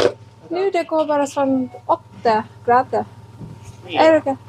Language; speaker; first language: Norwegian; non-native, learner; Thai